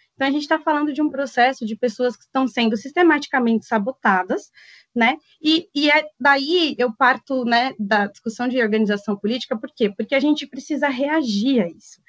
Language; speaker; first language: Portuguese; native; Portuguese